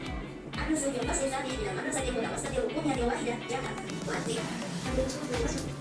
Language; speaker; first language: Arabic; non-native, learner; Indonesian